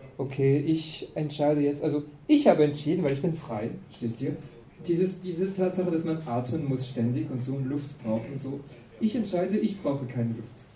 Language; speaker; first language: German; non-native, fluent; French